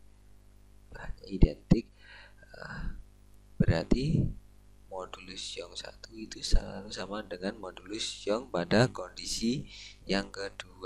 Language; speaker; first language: Indonesian; native; Indonesian